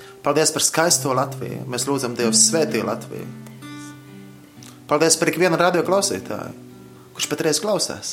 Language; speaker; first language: Latvian; native; Latvian